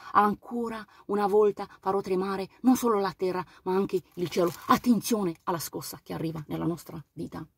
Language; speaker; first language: Italian; non-native, fluent; Romanian